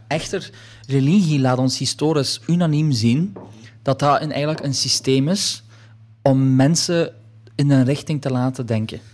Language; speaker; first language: Dutch; early bilingual, other home language; Polish